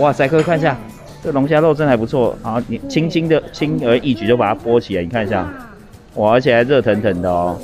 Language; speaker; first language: Chinese; native; Chinese